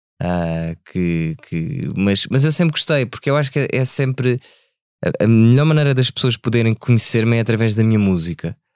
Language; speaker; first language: Portuguese; early bilingual, other home language; French